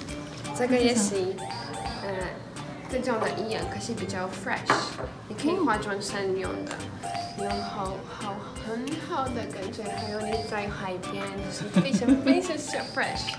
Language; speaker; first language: Chinese; non-native, learner; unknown